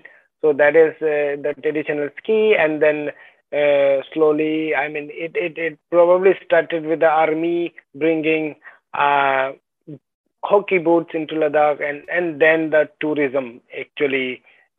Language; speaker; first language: English; non-native, local second language; Ladakhi